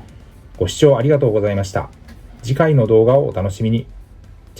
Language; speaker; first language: Japanese; native; Japanese